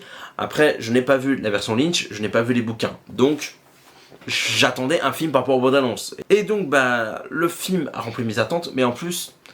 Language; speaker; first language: French; native; French